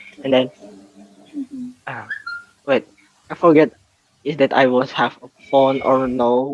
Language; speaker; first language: English; non-native, learner; Indonesian